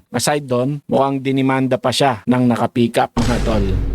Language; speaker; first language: Filipino; native; Filipino